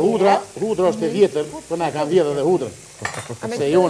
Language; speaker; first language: Albanian; native; Albanian